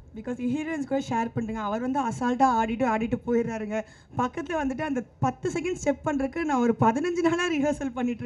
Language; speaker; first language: Tamil; native; Tamil